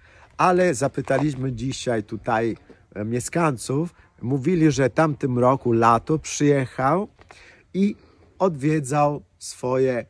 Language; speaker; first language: Polish; non-native, fluent; Italian